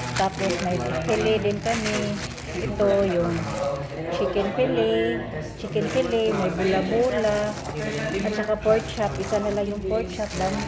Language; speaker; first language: Filipino; non-native, local second language; Cebuano